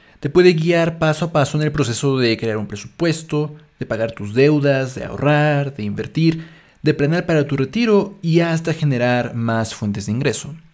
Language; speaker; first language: Spanish; native; Spanish